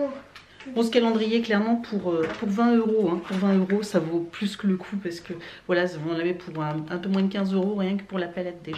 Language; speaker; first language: French; native; French